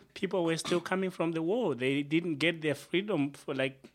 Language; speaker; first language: English; non-native, local second language; Shona